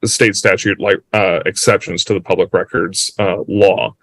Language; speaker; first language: English; native; English